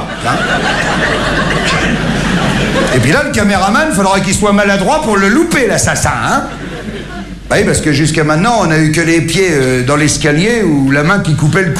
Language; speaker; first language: French; native; French